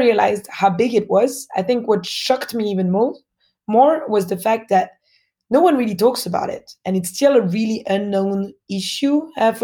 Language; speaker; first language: English; non-native, fluent; French